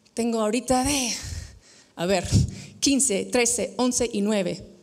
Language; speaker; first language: Spanish; non-native, fluent; English